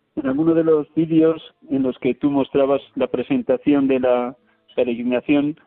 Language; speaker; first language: Spanish; native; Spanish